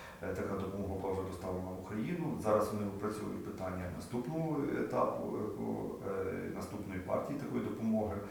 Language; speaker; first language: Ukrainian; native; Ukrainian